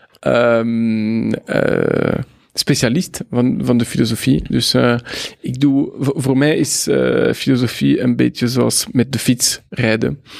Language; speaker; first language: Dutch; non-native, local second language; French